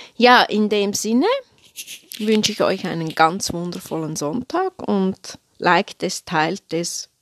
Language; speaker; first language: German; native; German